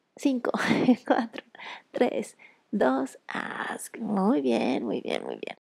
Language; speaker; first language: Spanish; native; Spanish